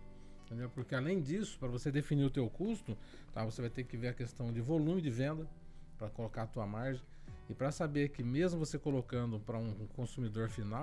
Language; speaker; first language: Portuguese; native; Portuguese